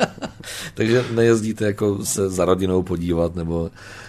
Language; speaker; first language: Czech; native; Czech